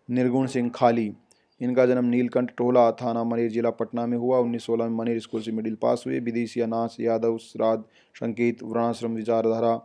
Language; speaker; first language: Hindi; native; Hindi